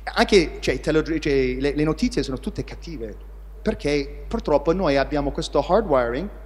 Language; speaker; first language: Italian; non-native, fluent; English